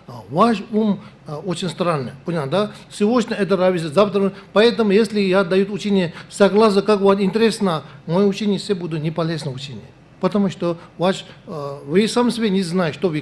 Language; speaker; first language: Russian; non-native, learner; Tibetan